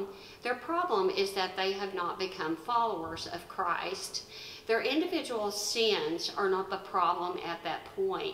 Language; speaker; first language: English; native; English